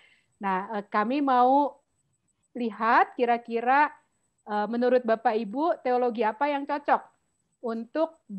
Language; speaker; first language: Indonesian; native; Indonesian